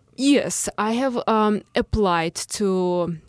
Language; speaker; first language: English; non-native, fluent; Russian